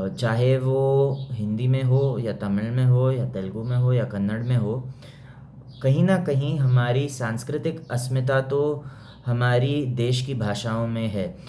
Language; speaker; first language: Hindi; non-native, local second language; Marathi